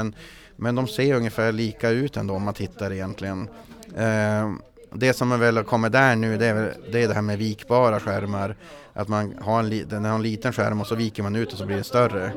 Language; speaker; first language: Swedish; native; Swedish